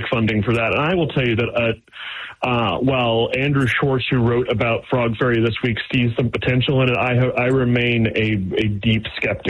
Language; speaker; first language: English; native; English